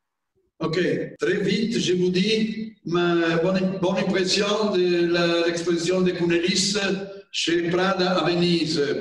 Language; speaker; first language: French; non-native, fluent; Italian